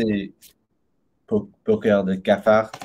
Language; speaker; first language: French; non-native, learner; English